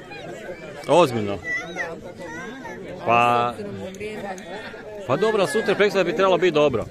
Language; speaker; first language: Serbian; native; Serbian